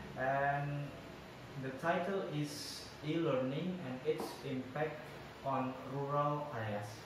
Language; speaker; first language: English; non-native, learner; Indonesian